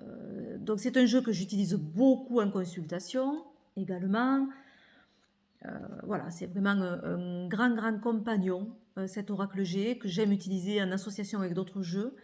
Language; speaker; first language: French; native; French